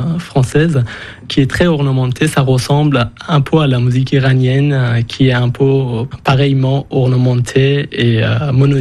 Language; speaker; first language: French; non-native, fluent; Persian